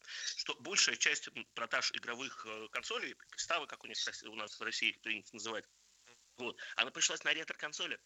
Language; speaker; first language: Russian; native; Russian